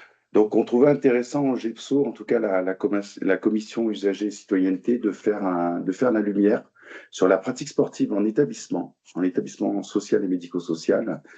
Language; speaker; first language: French; native; French